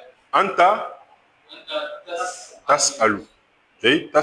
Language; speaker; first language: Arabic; non-native, fluent; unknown